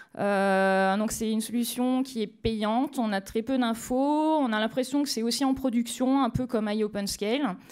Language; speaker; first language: French; native; French